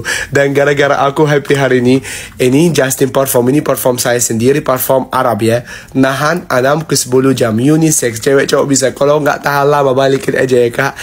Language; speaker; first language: Indonesian; non-native, fluent; Arabic